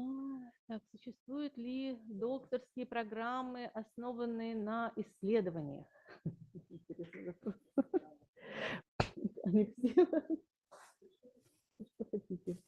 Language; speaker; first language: Russian; native; Russian